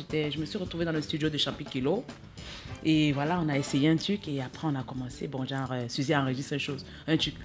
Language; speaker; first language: French; native; French